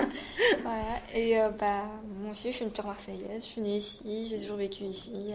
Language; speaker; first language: French; native; French